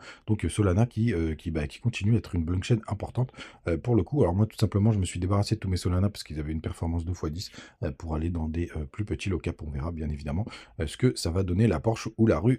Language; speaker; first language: French; native; French